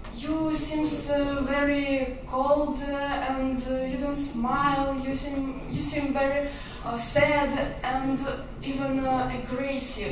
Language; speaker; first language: English; non-native, learner; Russian